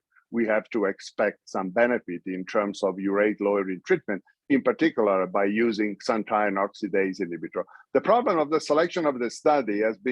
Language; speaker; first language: English; non-native, fluent; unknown